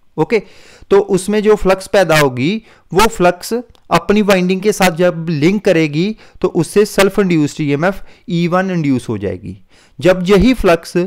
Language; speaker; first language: Hindi; non-native, local second language; Punjabi